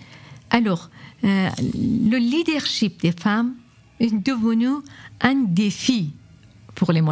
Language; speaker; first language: French; non-native, fluent; Persian